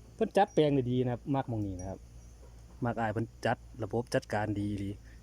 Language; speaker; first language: Thai; native; Thai